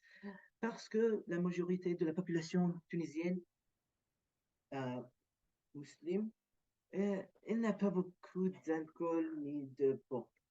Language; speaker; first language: French; non-native, learner; Arabic